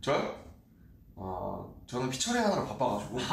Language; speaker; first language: Korean; native; Korean